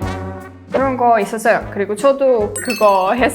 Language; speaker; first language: Korean; non-native, learner; Estonian